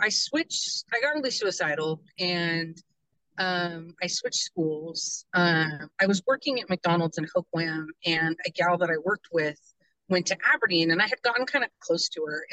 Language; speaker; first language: English; native; English